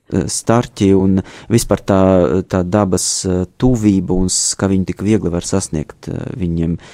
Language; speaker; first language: Latvian; non-native, fluent; Russian